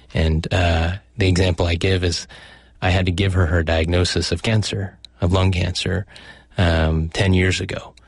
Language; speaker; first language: English; early bilingual, other home language; Chinese